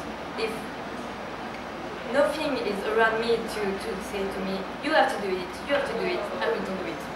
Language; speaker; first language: English; non-native, learner; French